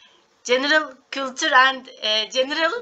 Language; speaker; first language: English; non-native, learner; Turkish